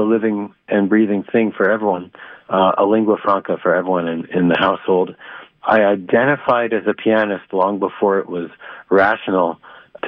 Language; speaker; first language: English; native; English